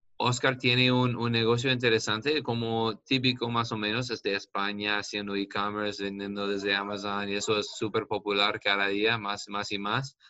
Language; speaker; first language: Spanish; non-native, learner; English